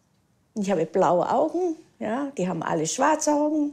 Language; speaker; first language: German; early bilingual, heritage; German